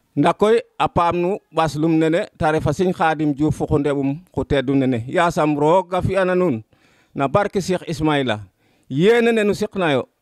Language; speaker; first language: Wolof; non-native, local second language; Serer